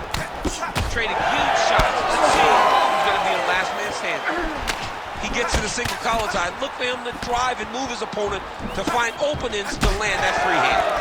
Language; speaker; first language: English; native; English